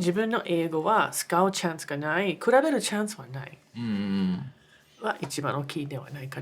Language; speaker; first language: Japanese; non-native, fluent; English